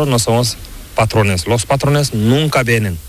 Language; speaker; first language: Spanish; non-native, learner; Fula